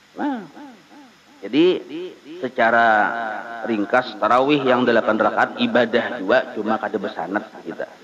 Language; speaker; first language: Indonesian; non-native, local second language; Banjar